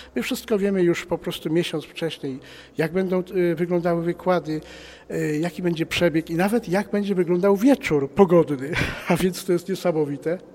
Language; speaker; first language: Polish; native; Polish